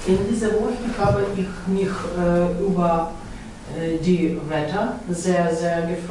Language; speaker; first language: German; non-native, learner; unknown